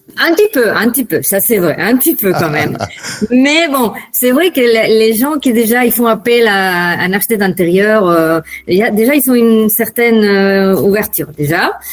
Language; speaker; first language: French; non-native, fluent; Spanish